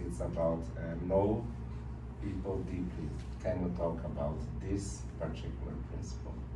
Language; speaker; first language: English; non-native, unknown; Portuguese